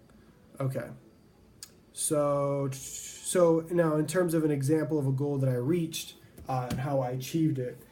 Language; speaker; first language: English; native; English